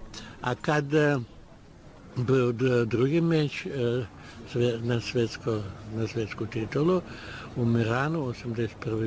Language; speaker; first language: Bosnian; non-native, learner; Russian